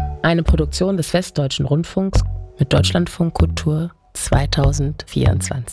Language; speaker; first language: German; native; German